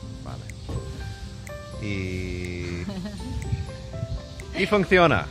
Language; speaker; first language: Spanish; non-native, learner; English